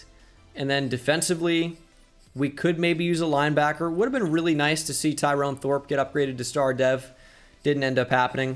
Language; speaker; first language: English; native; English